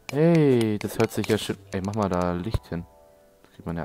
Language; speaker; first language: German; native; German